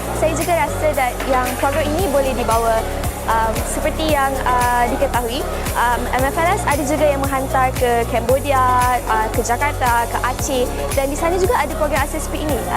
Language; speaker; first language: Malay; native; Malay